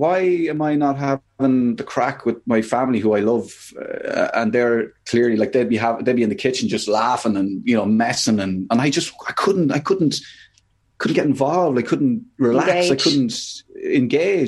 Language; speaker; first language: English; native; English